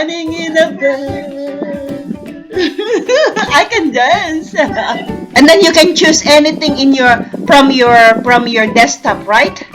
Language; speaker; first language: English; non-native, learner; Thai